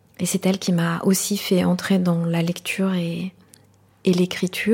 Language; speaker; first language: French; non-native, local second language; Kinyarwanda